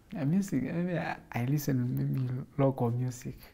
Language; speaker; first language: English; non-native, local second language; Kamba